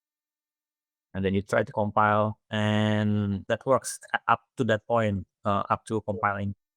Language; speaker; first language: English; non-native, fluent; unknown